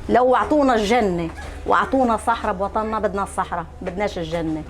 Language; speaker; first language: Arabic; native; Arabic